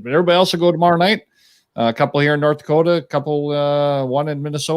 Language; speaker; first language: English; native; English